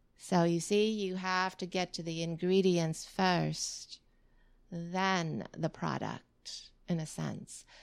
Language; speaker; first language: English; early bilingual, other home language; Vietnamese